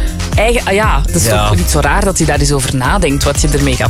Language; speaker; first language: Dutch; native; Dutch